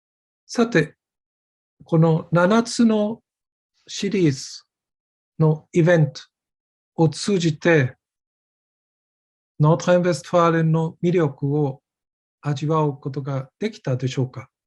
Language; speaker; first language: Japanese; non-native, fluent; German